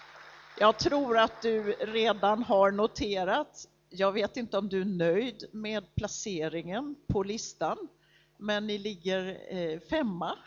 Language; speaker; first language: Swedish; native; Swedish